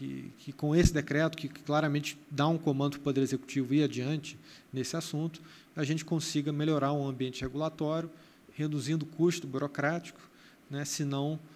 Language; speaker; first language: Portuguese; native; Portuguese